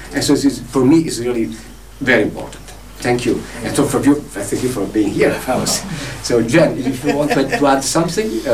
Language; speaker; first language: English; non-native, fluent; Italian